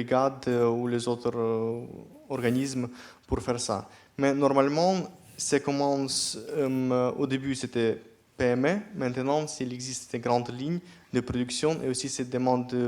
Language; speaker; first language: French; non-native, fluent; Ukrainian